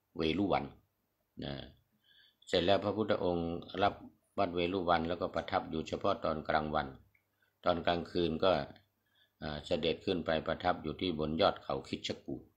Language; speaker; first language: Thai; native; Thai